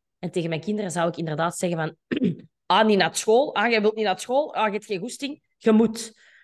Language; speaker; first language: Dutch; native; Dutch